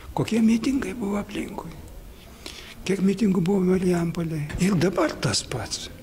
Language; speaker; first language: Lithuanian; native; Lithuanian